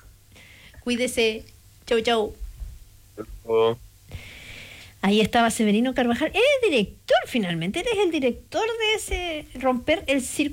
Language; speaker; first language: Spanish; native; Spanish